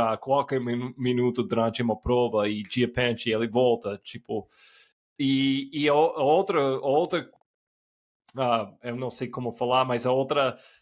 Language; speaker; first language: Portuguese; non-native, fluent; English